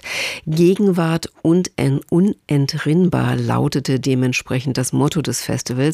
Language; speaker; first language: German; native; German